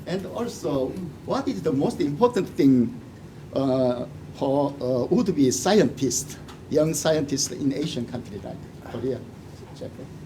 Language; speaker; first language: English; non-native, learner; Korean